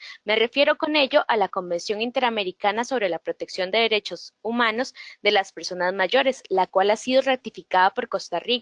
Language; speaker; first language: Spanish; native; Spanish